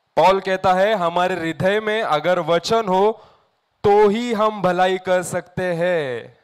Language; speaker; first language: Hindi; non-native, local second language; Marathi